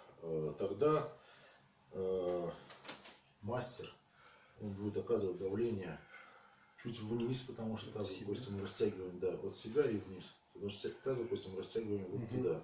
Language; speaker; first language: Russian; native; Russian